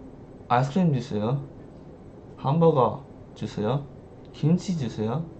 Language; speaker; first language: Korean; non-native, learner; English